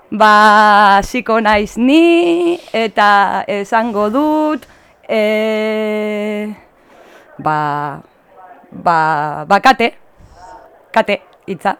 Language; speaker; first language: Basque; native; Basque